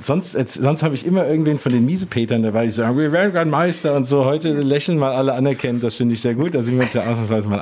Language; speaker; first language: German; native; German